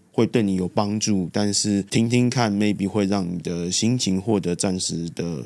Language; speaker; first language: Chinese; native; Chinese